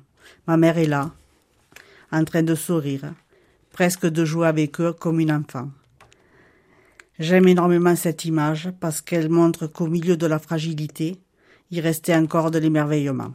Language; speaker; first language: French; native; French